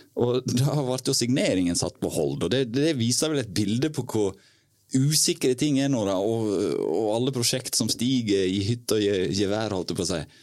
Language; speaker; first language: Norwegian; native; Norwegian